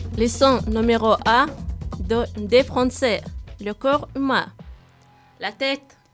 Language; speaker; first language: French; non-native, learner; Chechen